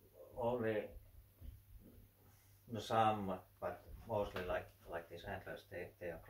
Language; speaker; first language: English; non-native, learner; Finnish